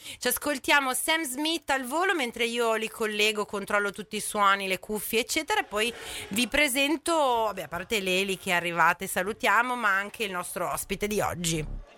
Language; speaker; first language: Italian; native; Italian